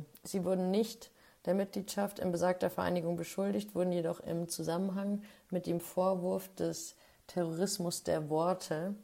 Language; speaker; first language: German; native; German